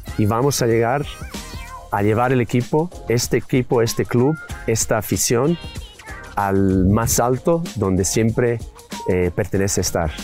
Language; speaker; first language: Spanish; non-native, fluent; Serbian